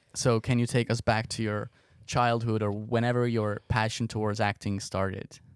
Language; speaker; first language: English; non-native, fluent; Estonian